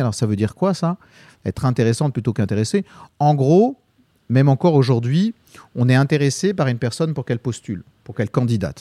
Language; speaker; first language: French; native; French